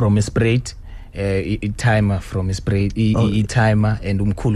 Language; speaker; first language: English; non-native, local second language; Zulu